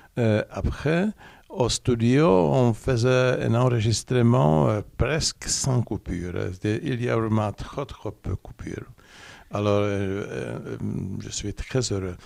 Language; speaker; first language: French; non-native, learner; Czech